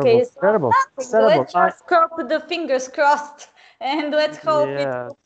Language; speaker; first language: English; non-native, fluent; Serbian